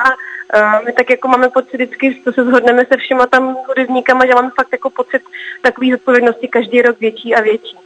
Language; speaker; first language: Czech; native; Czech